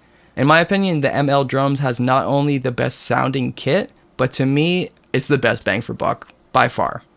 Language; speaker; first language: English; native; English